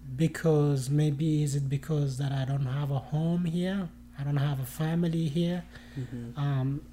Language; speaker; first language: English; non-native, fluent; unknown